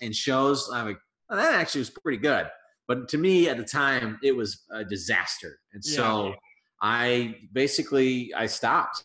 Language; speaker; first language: English; native; English